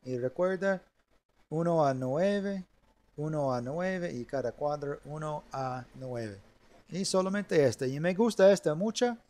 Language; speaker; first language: Spanish; non-native, learner; English